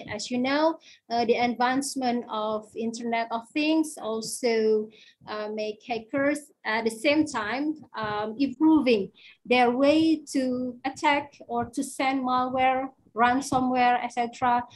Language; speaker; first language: English; non-native, fluent; Indonesian